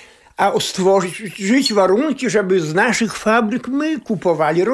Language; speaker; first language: Polish; non-native, local second language; Belarusian